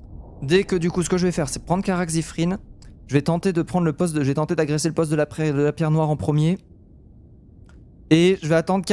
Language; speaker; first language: French; native; French